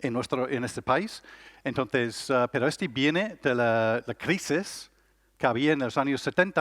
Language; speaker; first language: Spanish; non-native, learner; English